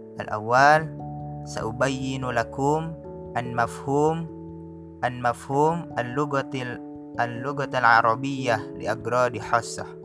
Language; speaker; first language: Arabic; non-native, learner; Indonesian